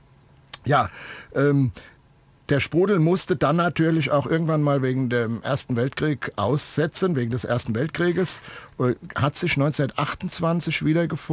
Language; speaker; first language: German; native; German